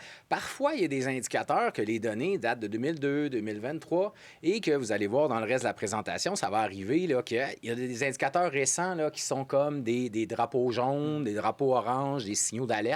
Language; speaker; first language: French; native; French